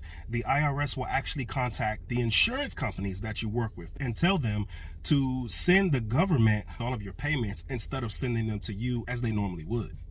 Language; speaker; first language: English; native; English